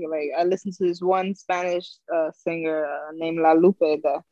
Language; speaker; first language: English; native; English